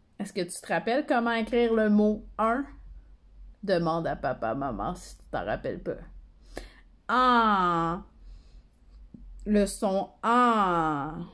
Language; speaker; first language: French; native; French